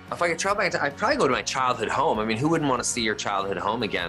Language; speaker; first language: English; native; English